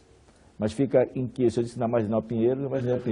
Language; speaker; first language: Portuguese; native; Portuguese